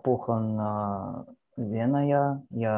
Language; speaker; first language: Finnish; non-native, learner; Russian